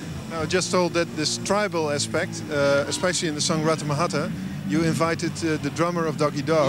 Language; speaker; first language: English; non-native, fluent; Dutch